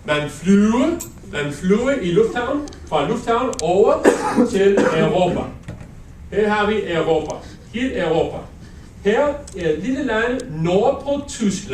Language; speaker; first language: Danish; non-native, learner; English